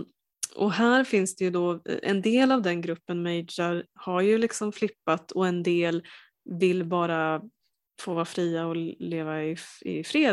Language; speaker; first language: Swedish; native; Swedish